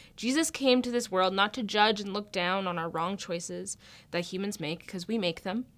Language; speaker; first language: English; native; English